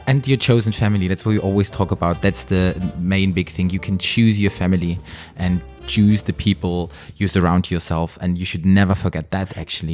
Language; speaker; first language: English; non-native, fluent; German